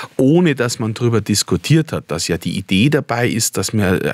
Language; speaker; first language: German; native; German